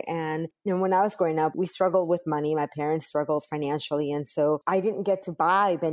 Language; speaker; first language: English; early bilingual, other home language; Spanish